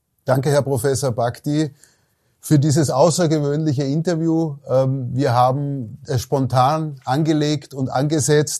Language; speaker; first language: German; native; German